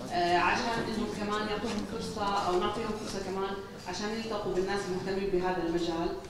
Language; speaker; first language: Arabic; native; Arabic